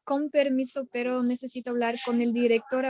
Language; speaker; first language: Spanish; non-native, learner; Portuguese